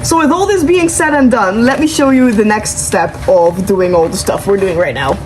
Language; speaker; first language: English; non-native, fluent; Dutch